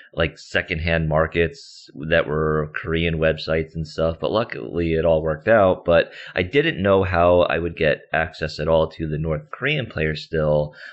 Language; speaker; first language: English; native; English